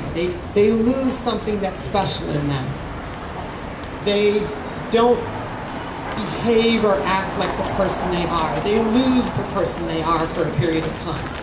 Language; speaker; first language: English; native; English